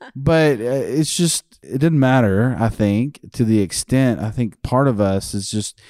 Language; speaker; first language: English; native; English